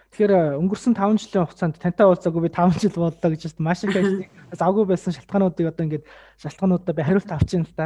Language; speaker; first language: Mongolian; native; Mongolian